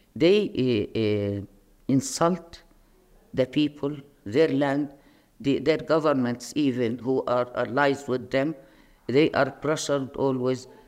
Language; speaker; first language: English; non-native, fluent; Arabic